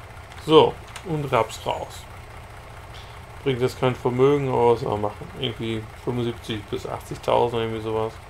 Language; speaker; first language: German; native; German